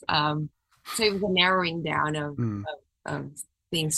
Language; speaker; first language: English; non-native, local second language; Filipino